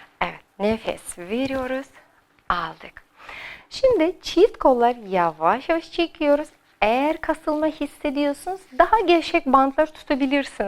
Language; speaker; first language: Turkish; non-native, learner; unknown